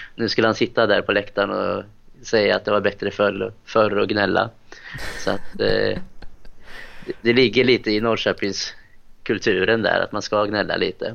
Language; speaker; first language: Swedish; native; Swedish